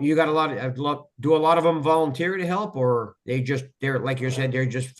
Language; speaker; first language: English; native; English